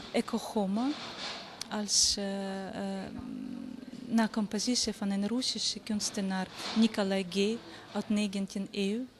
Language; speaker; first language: Dutch; non-native, fluent; Russian